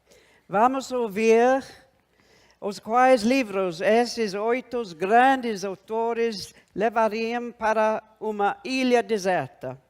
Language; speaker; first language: Portuguese; non-native, fluent; English